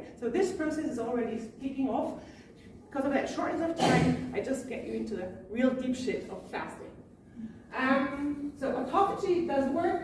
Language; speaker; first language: English; non-native, fluent; German